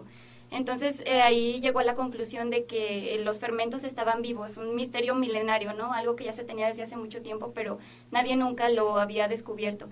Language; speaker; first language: Spanish; native; Spanish